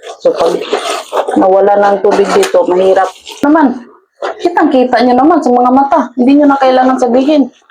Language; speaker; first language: Filipino; non-native, local second language; Cebuano